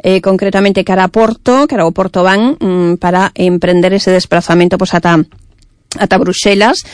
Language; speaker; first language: Galician; native; Galician